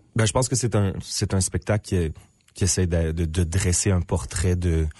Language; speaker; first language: French; native; French